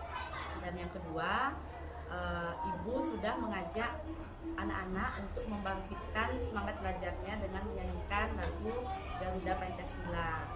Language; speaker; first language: Indonesian; native; Indonesian